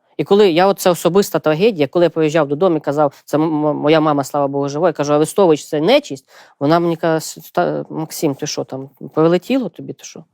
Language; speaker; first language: Ukrainian; native; Ukrainian